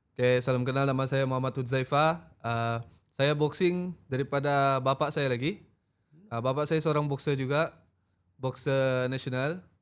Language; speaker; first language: Malay; native; Malay